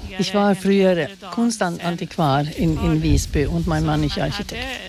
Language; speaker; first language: German; non-native, fluent; Swedish